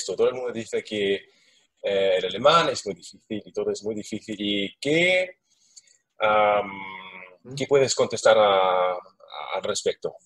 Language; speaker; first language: Spanish; non-native, learner; German